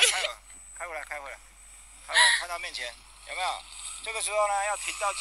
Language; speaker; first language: Chinese; native; Chinese